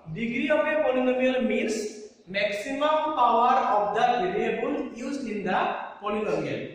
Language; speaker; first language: English; non-native, local second language; Assamese